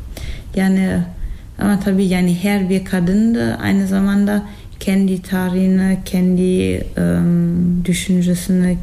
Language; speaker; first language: Turkish; non-native, fluent; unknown